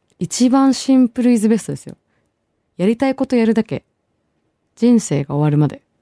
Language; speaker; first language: Japanese; early bilingual, other home language; Bangla